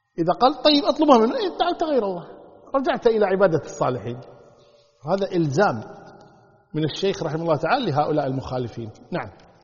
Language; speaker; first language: Arabic; native; Arabic